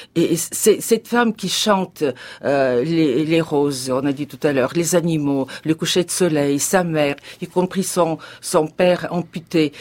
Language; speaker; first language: French; non-native, fluent; Bulgarian